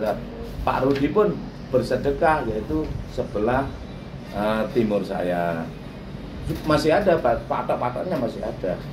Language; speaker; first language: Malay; non-native, local second language; Javanese